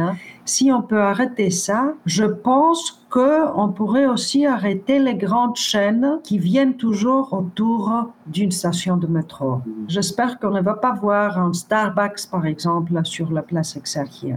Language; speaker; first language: French; non-native, fluent; Greek